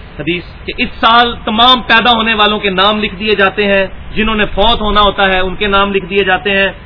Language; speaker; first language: Urdu; non-native, local second language; Punjabi